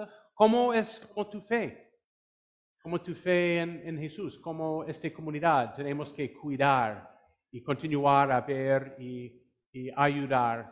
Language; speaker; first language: Spanish; non-native, fluent; English